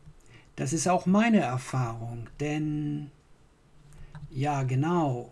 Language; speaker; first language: German; non-native, fluent; English